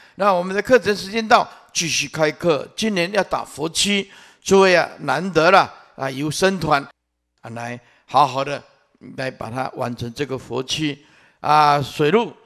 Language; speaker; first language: Chinese; non-native, local second language; Min Nan Chinese